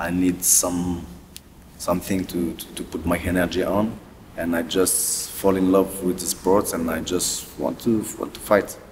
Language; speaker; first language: English; non-native, learner; French